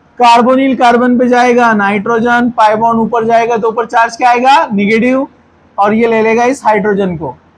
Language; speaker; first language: Hindi; non-native, local second language; Urdu